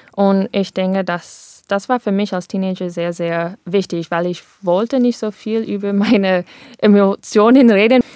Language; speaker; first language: German; non-native, fluent; English